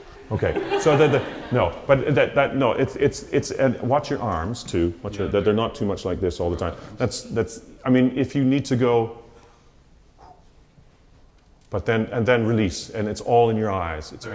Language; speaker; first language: English; native; English